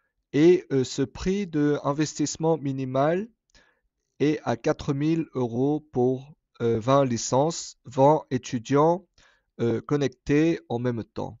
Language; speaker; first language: French; non-native, fluent; Korean